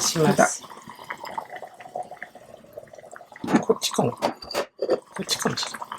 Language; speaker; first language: Japanese; native; Japanese